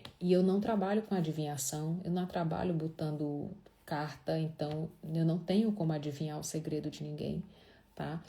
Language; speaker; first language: Portuguese; native; Portuguese